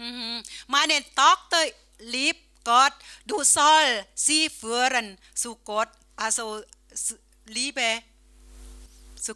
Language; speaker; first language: German; non-native, learner; Thai